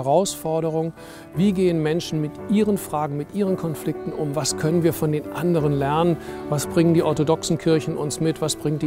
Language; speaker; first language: German; native; German